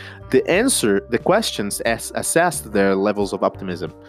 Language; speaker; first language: English; non-native, fluent; Portuguese